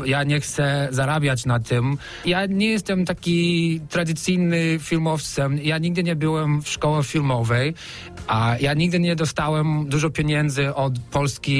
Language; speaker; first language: Polish; non-native, fluent; English